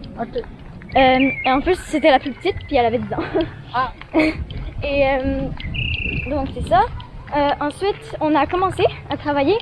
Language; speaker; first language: French; native; French